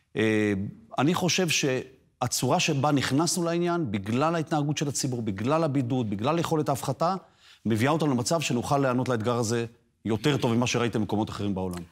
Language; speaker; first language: Hebrew; native; Hebrew